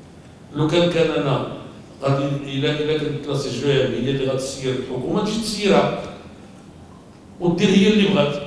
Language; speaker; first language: Arabic; native; Arabic